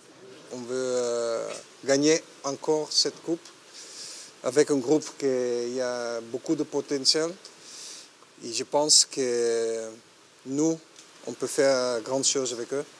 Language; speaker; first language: French; non-native, fluent; Dutch